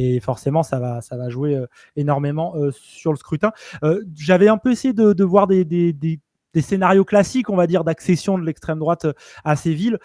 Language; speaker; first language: French; native; French